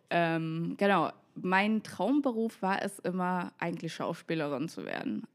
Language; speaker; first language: German; non-native, fluent; Russian